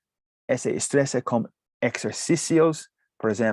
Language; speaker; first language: Spanish; non-native, fluent; English